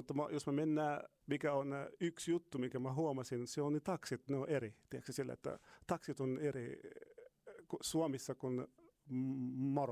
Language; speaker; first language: Finnish; non-native, fluent; Arabic